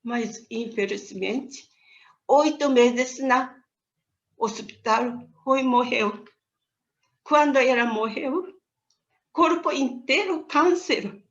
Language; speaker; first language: Portuguese; non-native, learner; Japanese